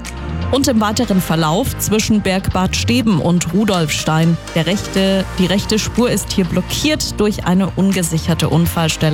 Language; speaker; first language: German; native; German